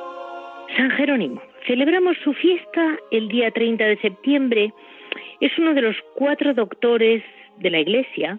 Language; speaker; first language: Spanish; native; Spanish